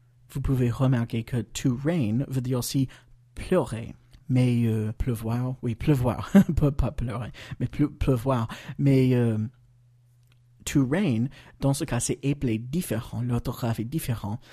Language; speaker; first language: French; non-native, fluent; English